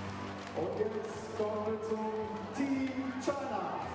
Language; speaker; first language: German; native; German